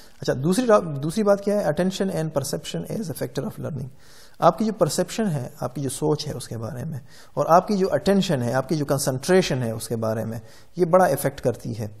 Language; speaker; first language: Urdu; non-native, local second language; Pashto